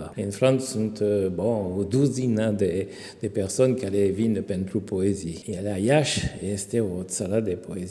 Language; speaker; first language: Romanian; non-native, fluent; French